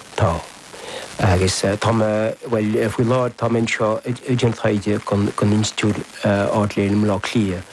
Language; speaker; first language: Irish; non-native, fluent; English